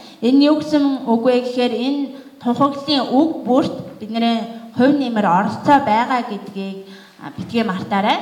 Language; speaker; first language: Mongolian; native; Mongolian